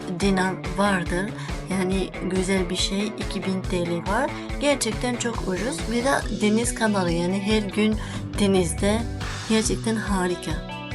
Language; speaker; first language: Turkish; non-native, learner; Arabic